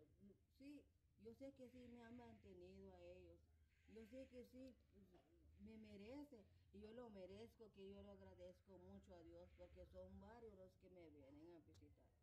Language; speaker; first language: Spanish; non-native, local second language; Kʼicheʼ